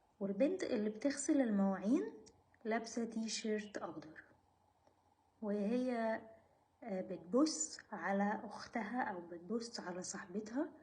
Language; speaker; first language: Egyptian Arabic; native; Egyptian Arabic